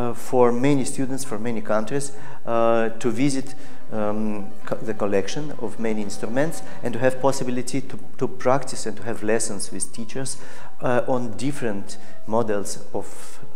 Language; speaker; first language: English; non-native, fluent; Russian